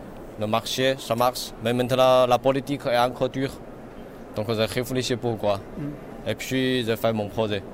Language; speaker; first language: French; non-native, learner; Chinese